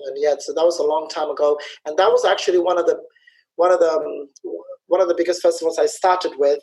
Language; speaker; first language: English; early bilingual, other home language; Somali